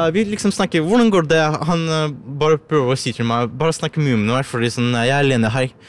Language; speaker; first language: Norwegian; non-native, learner; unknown